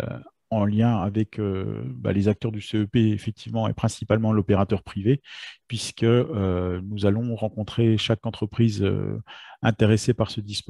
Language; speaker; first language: French; native; French